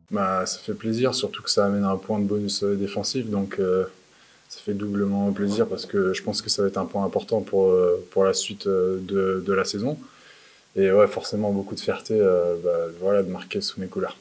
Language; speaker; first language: French; native; French